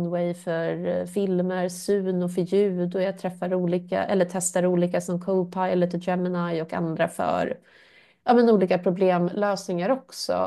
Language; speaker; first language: Swedish; native; Swedish